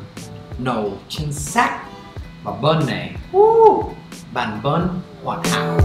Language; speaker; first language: Vietnamese; non-native, fluent; English